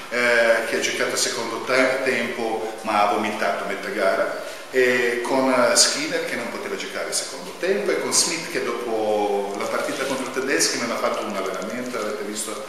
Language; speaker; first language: Italian; non-native, fluent; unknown